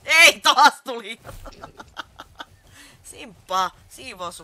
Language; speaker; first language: Finnish; native; Finnish